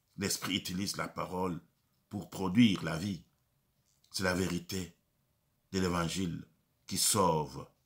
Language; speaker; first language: French; non-native, local second language; Lingala